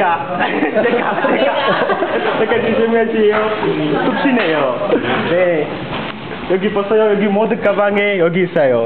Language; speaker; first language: Korean; non-native, learner; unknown